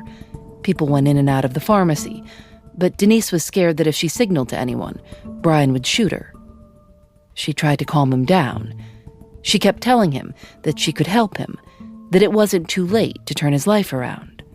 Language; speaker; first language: English; native; English